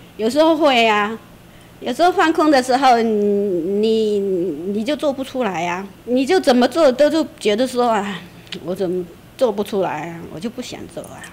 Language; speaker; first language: Chinese; native; Chinese